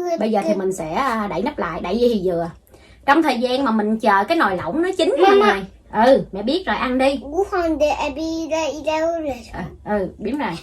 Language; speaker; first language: Vietnamese; native; Vietnamese